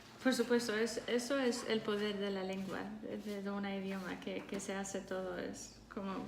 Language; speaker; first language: Spanish; non-native, fluent; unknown